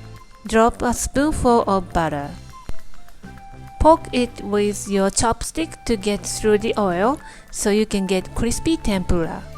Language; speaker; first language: English; non-native, fluent; Japanese